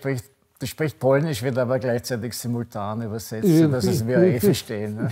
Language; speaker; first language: German; native; German